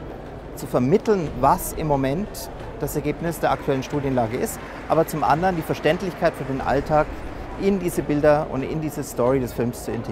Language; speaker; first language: German; native; German